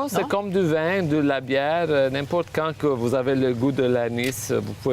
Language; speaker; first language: French; non-native, fluent; Armenian